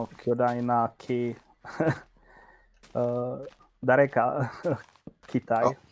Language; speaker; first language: Japanese; non-native, learner; English